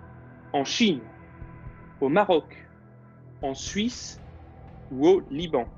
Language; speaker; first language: French; native; French